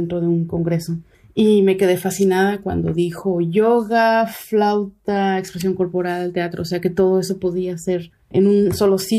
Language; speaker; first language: Spanish; native; Spanish